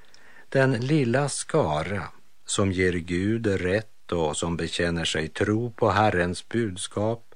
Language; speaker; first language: Swedish; native; Swedish